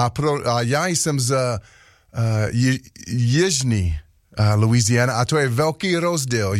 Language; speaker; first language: Czech; non-native, learner; English